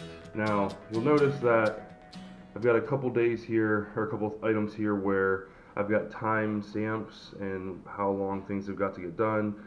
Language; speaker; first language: English; native; English